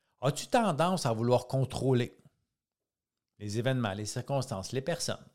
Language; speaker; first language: French; native; French